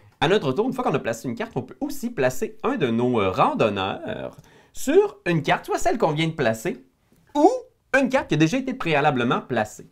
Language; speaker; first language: French; native; French